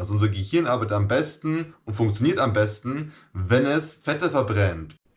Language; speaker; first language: German; native; German